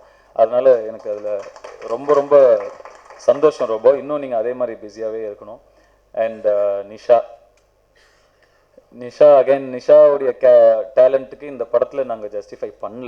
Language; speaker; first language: Tamil; native; Tamil